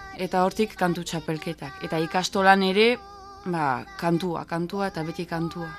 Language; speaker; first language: Basque; native; Basque